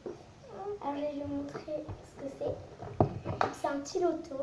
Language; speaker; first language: French; native; French